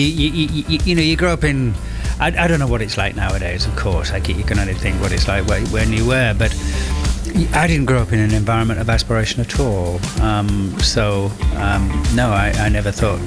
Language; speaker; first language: English; native; English